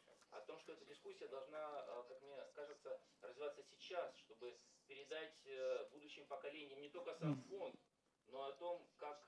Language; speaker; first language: Russian; native; Russian